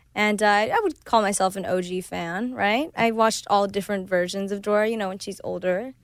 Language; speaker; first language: English; early bilingual, other home language; Spanish